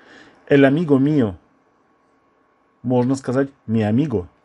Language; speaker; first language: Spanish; non-native, fluent; Russian